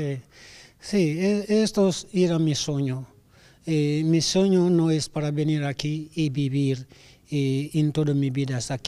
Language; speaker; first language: Spanish; non-native, learner; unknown